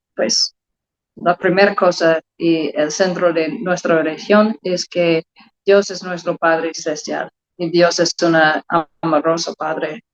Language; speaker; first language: Spanish; non-native, learner; English